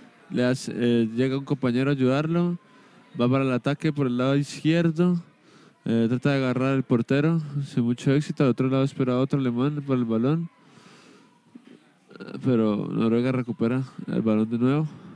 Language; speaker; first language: Spanish; native; Spanish